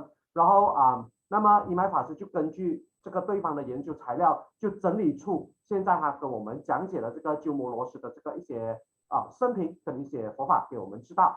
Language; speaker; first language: Chinese; native; Chinese